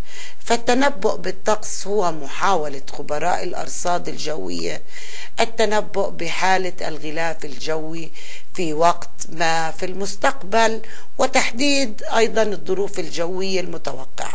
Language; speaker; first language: Arabic; native; Arabic